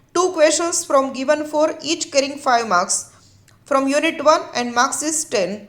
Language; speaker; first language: English; non-native, local second language; Gujarati